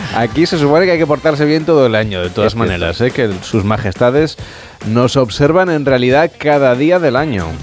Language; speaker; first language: Spanish; native; Spanish